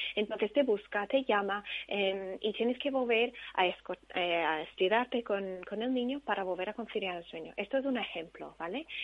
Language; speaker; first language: Spanish; non-native, fluent; English